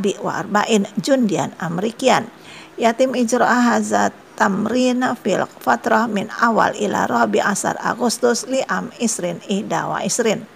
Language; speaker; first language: Arabic; non-native, fluent; Indonesian